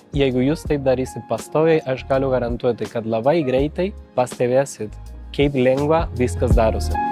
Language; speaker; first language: Lithuanian; non-native, fluent; Spanish